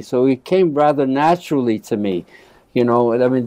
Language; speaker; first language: English; early bilingual, other home language; Spanish